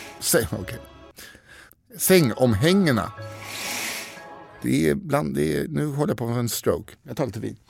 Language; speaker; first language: Swedish; native; Swedish